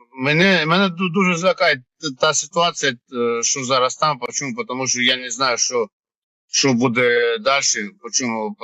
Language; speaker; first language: Ukrainian; non-native, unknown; Georgian